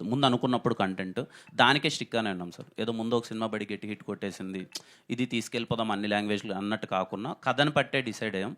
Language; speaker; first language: Telugu; native; Telugu